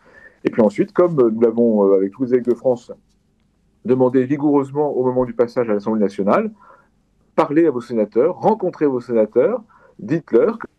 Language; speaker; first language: French; native; French